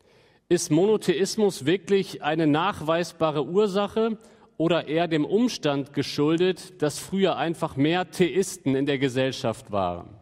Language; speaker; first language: German; native; German